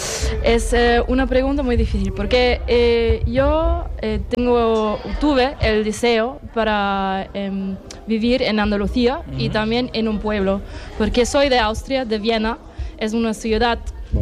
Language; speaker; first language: Spanish; non-native, learner; German